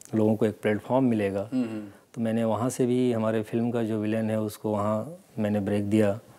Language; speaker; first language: Hindi; native; Hindi